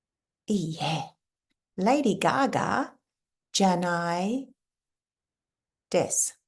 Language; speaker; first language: Japanese; non-native, fluent; English